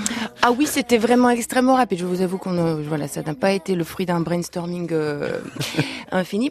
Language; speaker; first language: French; non-native, fluent; Lithuanian